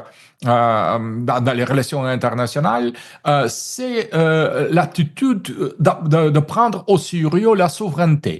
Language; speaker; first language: French; non-native, fluent; Russian